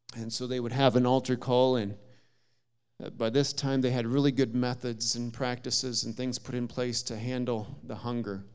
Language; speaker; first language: English; native; English